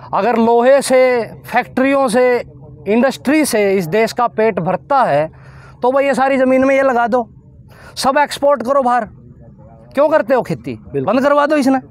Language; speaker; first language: Hindi; native; Hindi